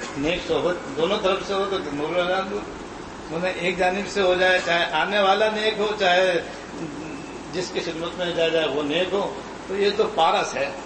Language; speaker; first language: Urdu; native; Urdu